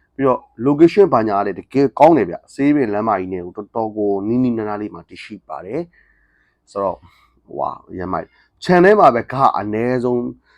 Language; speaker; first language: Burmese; native; Burmese